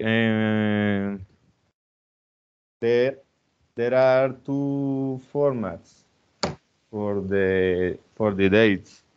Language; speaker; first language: English; non-native, fluent; Spanish